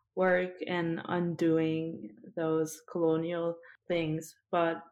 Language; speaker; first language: English; early bilingual, other home language; Korean